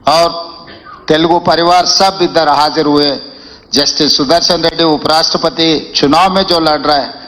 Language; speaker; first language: Hindi; non-native, local second language; Telugu